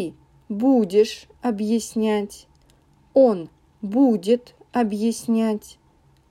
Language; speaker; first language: Russian; non-native, learner; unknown